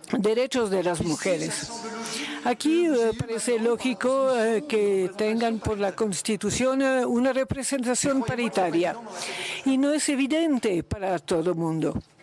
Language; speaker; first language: Spanish; non-native, learner; Luxembourgish